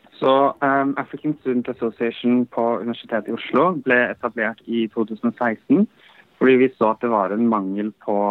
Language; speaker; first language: Norwegian; early bilingual, other home language; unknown